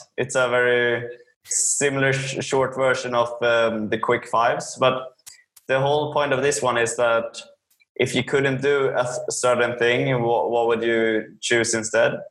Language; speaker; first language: English; non-native, fluent; Swedish